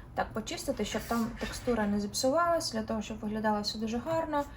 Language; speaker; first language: Ukrainian; non-native, local second language; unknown